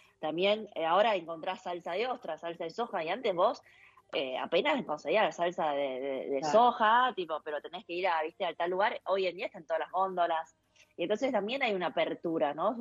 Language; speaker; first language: Spanish; early bilingual, other home language; Chinese